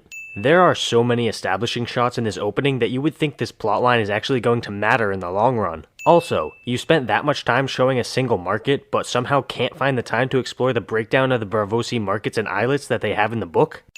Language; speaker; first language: English; native; English